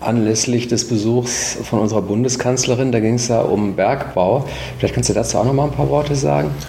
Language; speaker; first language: German; native; German